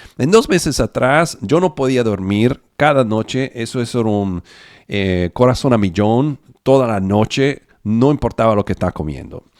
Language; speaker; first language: Spanish; non-native, fluent; Italian